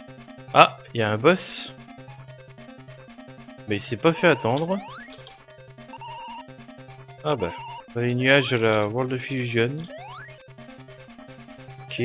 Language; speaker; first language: French; native; French